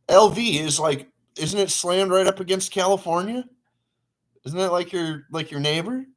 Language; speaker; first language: English; native; English